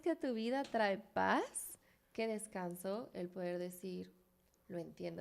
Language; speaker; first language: Spanish; native; Spanish